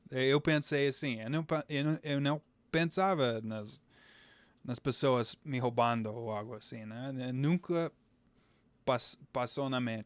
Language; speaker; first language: Portuguese; non-native, fluent; English